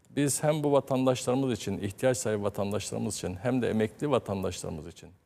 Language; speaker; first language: Turkish; native; Turkish